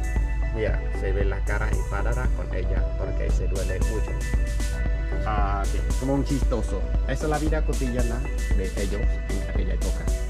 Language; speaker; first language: Spanish; non-native, fluent; Khmer